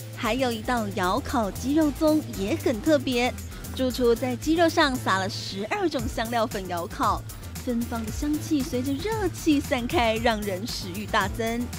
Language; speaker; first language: Chinese; native; Chinese